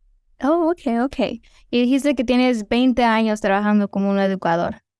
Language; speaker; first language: Spanish; early bilingual, heritage; Spanish